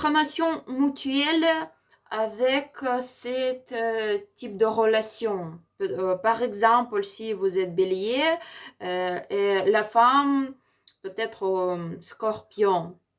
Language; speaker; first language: French; non-native, learner; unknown